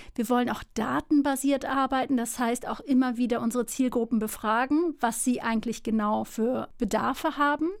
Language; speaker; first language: German; early bilingual, other home language; Turkish